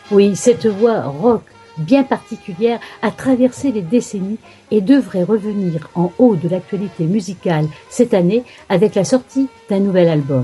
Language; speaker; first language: French; native; French